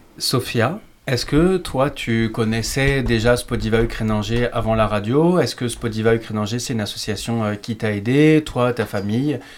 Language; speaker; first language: French; native; French